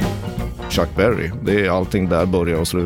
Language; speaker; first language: Swedish; native; Swedish